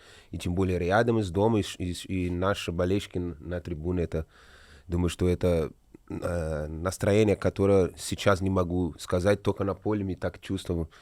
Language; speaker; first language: Russian; non-native, learner; Portuguese